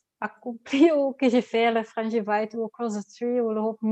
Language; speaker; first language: French; non-native, learner; Dutch